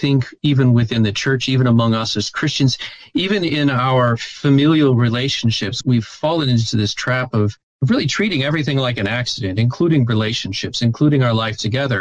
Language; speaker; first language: English; native; English